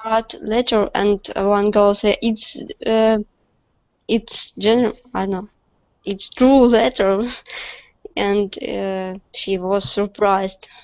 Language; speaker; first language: English; non-native, learner; Russian